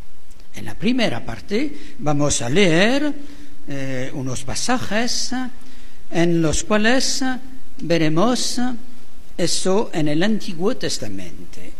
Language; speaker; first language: Spanish; non-native, fluent; French